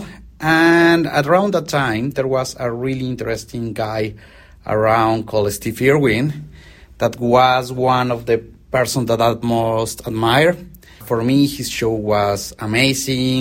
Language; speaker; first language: English; non-native, fluent; Spanish